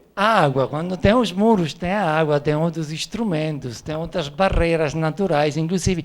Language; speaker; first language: Portuguese; non-native, fluent; Italian